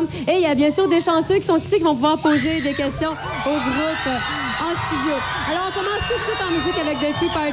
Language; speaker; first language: French; native; French